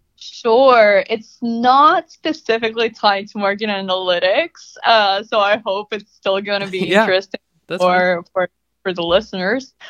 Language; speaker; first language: English; non-native, fluent; Russian